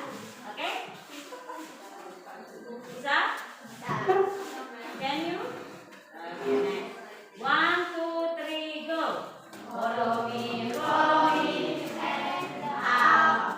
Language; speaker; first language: English; non-native, learner; Indonesian